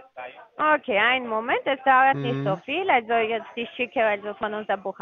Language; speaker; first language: German; non-native, learner; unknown